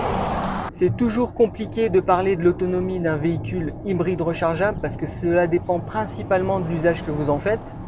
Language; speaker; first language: French; native; French